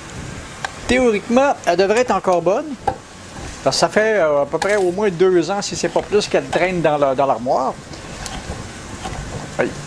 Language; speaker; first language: French; native; French